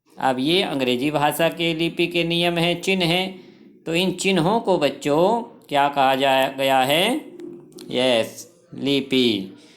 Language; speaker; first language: Hindi; native; Hindi